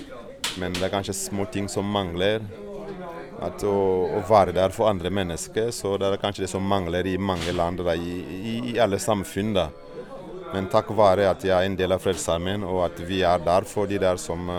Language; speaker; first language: Norwegian; non-native, fluent; Portuguese